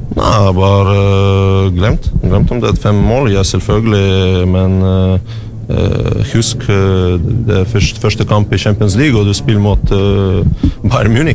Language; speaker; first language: Norwegian; non-native, learner; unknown